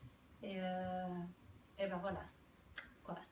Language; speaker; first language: French; non-native, fluent; Spanish